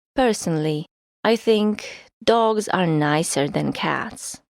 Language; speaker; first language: English; non-native, fluent; Polish